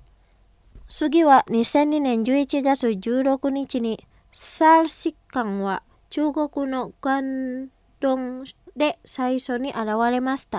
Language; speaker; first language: Japanese; non-native, fluent; Indonesian